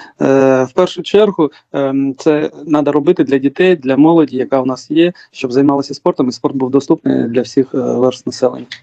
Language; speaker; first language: Ukrainian; early bilingual, other home language; Georgian